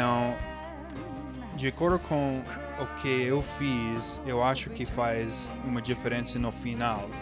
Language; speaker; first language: Portuguese; non-native, fluent; English